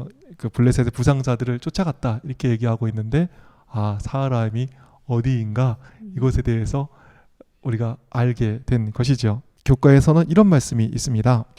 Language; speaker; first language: Korean; native; Korean